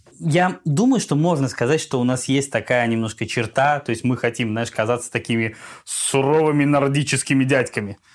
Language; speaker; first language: Russian; native; Russian